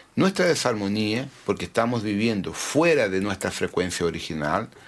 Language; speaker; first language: Spanish; early bilingual, heritage; Spanish